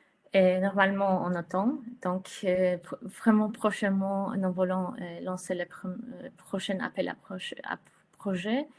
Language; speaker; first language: French; non-native, fluent; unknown